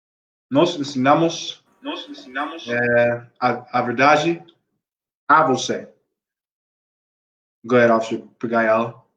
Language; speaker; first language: Portuguese; non-native, learner; English